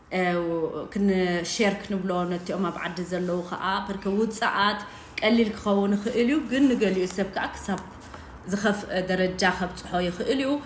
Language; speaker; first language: Tigrinya; native; Tigrinya